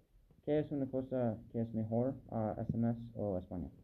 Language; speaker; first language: Spanish; non-native, learner; English